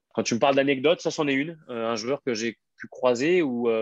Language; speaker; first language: French; native; French